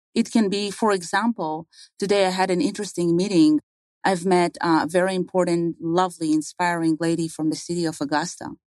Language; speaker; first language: English; non-native, fluent; Hebrew